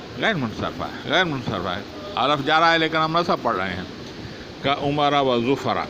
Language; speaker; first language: Urdu; non-native, local second language; Sindhi